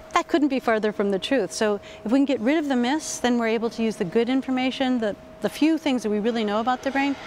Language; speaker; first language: English; native; English